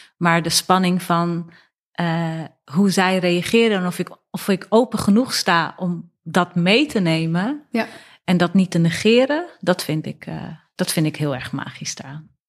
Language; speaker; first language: Dutch; early bilingual, other home language; Persian